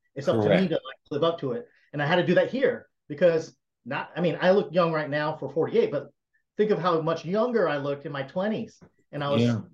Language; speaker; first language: English; native; English